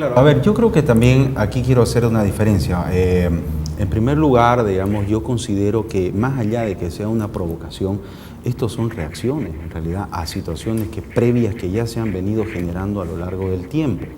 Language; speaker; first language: Spanish; native; Spanish